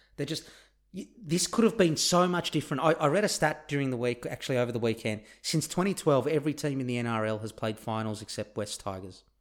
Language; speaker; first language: English; early bilingual, other home language; Turkish